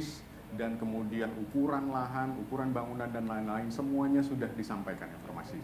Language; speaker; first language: Indonesian; native; Indonesian